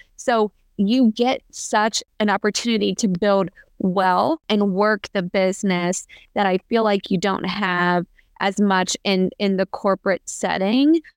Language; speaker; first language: English; native; English